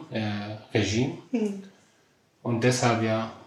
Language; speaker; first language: German; non-native, fluent; Arabic